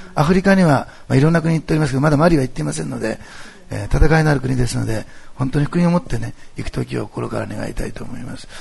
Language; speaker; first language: Japanese; native; Japanese